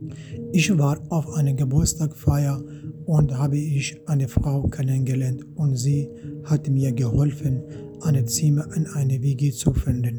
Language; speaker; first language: German; non-native, fluent; Arabic